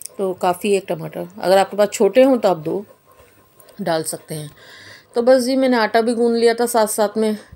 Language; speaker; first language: Hindi; native; Hindi